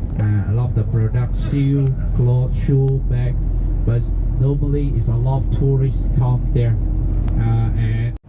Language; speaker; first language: English; non-native, local second language; Vietnamese